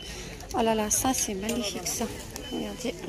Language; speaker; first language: French; non-native, fluent; Arabic